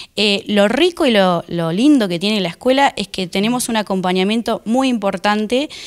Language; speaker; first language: Spanish; native; Spanish